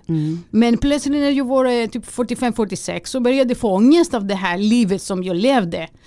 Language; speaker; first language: Swedish; non-native, fluent; Greek